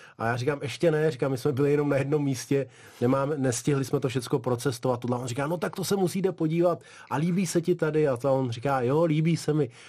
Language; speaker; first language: Czech; early bilingual, other home language; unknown